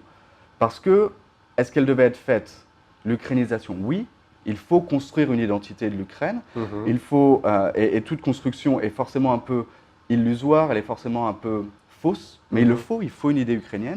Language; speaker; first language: French; native; French